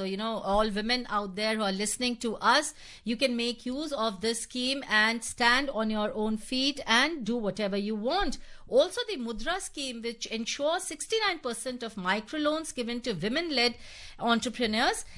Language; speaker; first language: English; non-native, local second language; Hindi